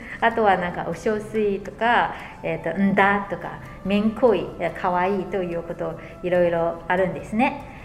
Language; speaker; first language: Japanese; non-native, fluent; Chinese